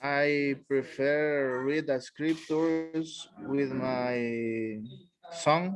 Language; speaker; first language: English; non-native, learner; Spanish